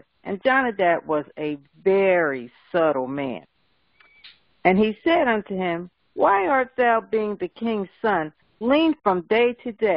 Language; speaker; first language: English; native; English